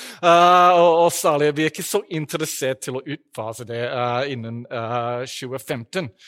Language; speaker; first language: Norwegian; non-native, fluent; English